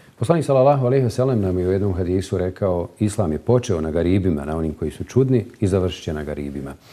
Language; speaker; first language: Bosnian; native; Bosnian